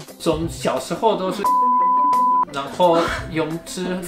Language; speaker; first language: Chinese; non-native, fluent; Spanish